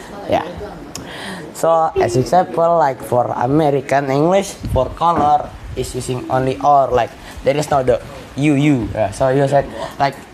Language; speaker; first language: English; non-native, learner; Indonesian